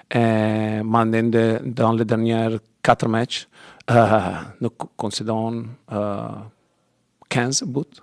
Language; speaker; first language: French; non-native, learner; Italian